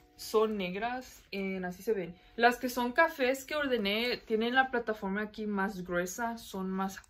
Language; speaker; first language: Spanish; early bilingual, heritage; Spanish